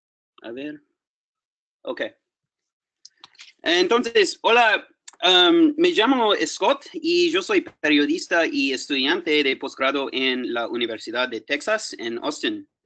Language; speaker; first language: Spanish; non-native, fluent; English